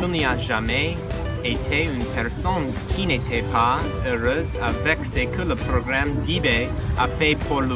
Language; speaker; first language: French; non-native, learner; English